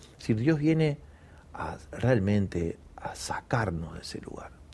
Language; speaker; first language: Spanish; native; Spanish